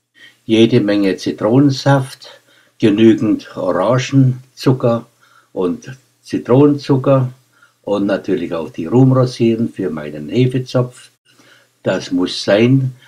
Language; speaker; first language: German; native; German